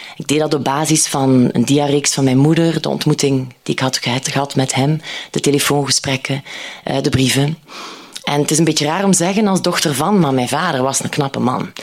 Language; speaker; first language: Dutch; native; Dutch